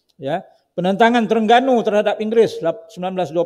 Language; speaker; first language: Malay; native; Malay